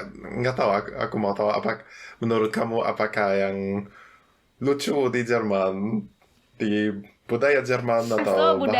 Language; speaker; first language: Indonesian; non-native, fluent; German